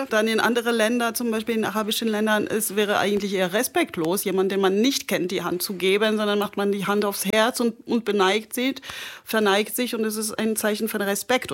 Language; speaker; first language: German; non-native, fluent; French